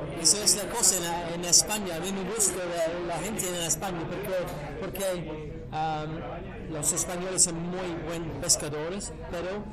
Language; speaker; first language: Spanish; non-native, learner; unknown